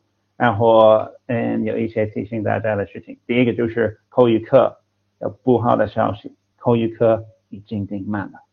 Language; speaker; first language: Chinese; non-native, fluent; English